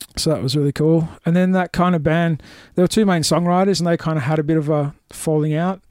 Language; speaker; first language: English; native; English